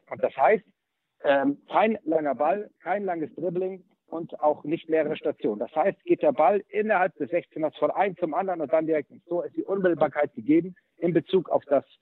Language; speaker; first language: German; native; German